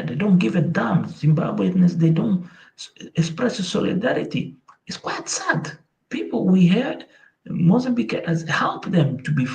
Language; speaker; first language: English; non-native, local second language; Portuguese